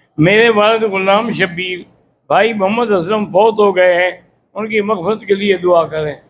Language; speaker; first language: Urdu; native; Urdu